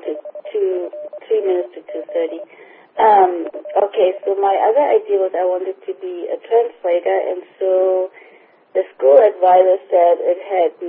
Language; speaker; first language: English; non-native, fluent; German